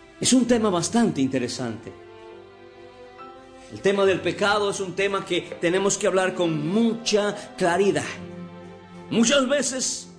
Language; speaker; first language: Spanish; native; Spanish